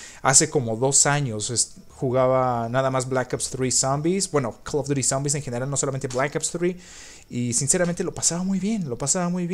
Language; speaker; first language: Spanish; native; Spanish